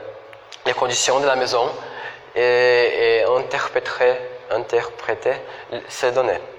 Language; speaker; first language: French; non-native, fluent; Portuguese